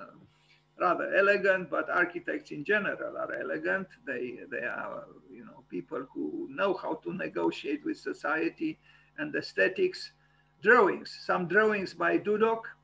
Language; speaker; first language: English; non-native, fluent; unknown